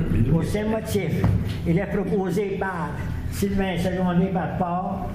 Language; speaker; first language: French; native; French